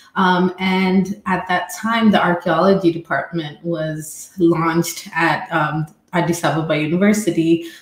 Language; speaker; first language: English; non-native, fluent; Amharic